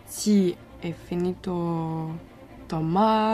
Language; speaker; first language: Spanish; non-native, learner; French